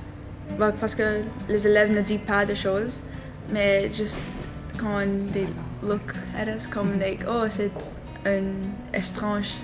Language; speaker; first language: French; non-native, learner; English